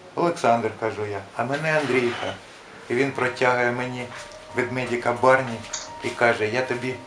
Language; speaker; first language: Ukrainian; non-native, local second language; Russian